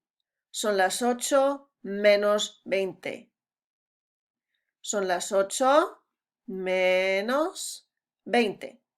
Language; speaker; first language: Spanish; non-native, fluent; English